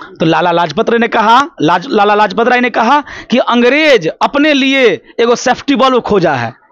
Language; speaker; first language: Hindi; native; Hindi